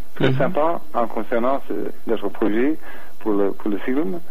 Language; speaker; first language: French; non-native, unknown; English